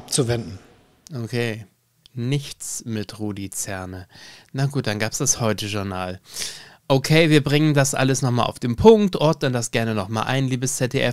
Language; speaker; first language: German; native; German